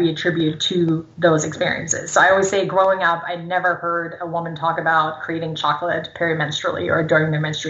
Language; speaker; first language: English; non-native, fluent; German